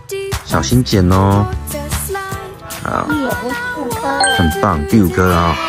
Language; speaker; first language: Chinese; native; Chinese